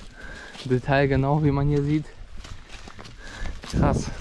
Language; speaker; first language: German; native; German